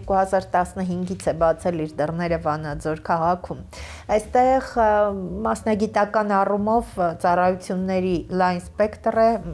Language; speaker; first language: Armenian; native; Armenian